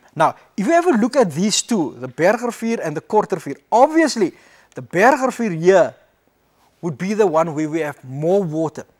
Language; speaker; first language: English; non-native, local second language; Afrikaans